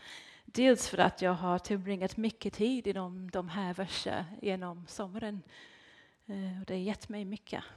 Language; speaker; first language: Swedish; non-native, fluent; English